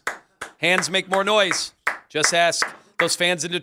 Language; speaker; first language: English; native; English